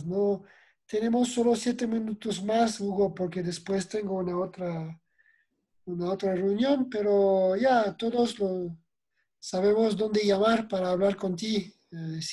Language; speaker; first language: Spanish; non-native, fluent; French